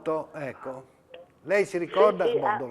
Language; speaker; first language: Italian; native; Italian